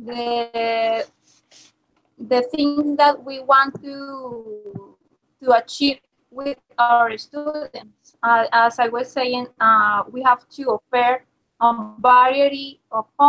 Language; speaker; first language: English; non-native, learner; Spanish